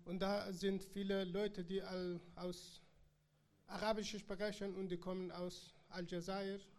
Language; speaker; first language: German; non-native, learner; Persian